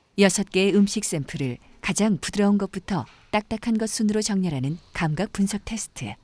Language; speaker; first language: Korean; native; Korean